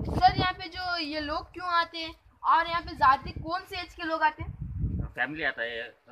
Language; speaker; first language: Hindi; native; Hindi